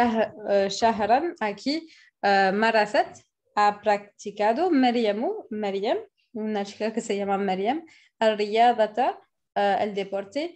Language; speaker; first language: Spanish; non-native, fluent; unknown